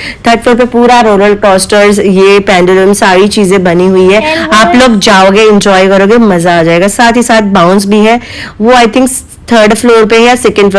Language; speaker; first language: Hindi; native; Hindi